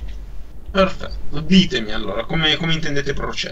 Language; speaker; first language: Italian; native; Italian